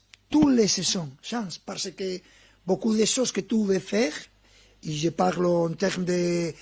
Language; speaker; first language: French; non-native, fluent; Spanish